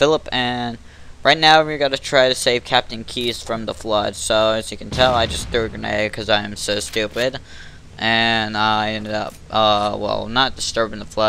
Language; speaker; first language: English; native; English